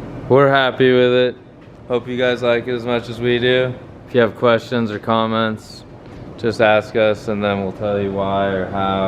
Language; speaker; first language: English; native; English